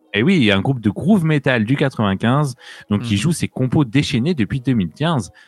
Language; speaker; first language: French; native; French